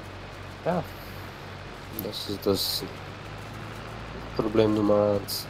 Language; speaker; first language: German; non-native, fluent; Slovenian